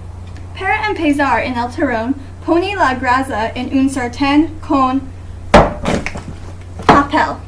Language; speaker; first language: Spanish; non-native, learner; English